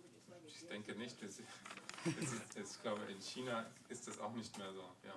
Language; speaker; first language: German; native; German